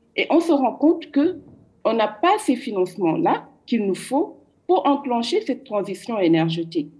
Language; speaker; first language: French; non-native, local second language; Wolof